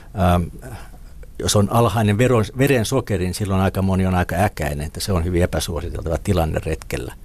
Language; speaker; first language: Finnish; native; Finnish